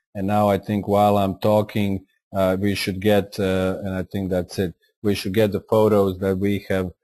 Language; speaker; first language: English; non-native, fluent; Croatian